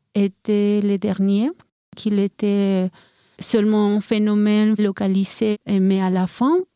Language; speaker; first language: French; non-native, fluent; Spanish